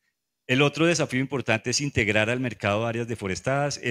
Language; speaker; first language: Spanish; native; Spanish